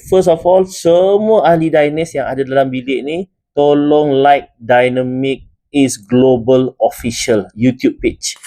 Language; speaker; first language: Malay; native; Malay